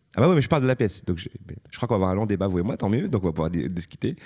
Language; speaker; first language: French; native; French